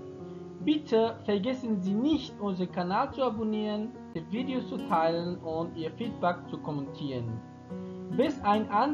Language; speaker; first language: German; non-native, fluent; Persian